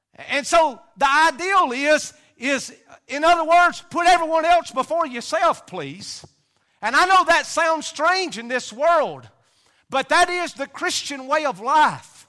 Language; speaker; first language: English; native; English